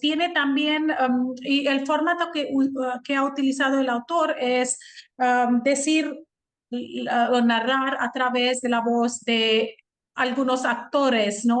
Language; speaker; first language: Spanish; non-native, fluent; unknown